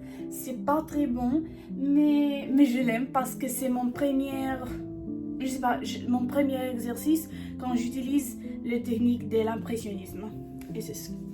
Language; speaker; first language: French; non-native, learner; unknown